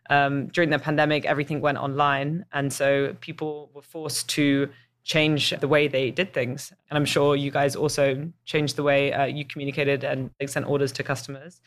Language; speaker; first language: English; native; English